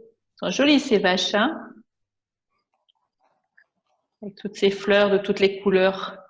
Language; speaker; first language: French; native; French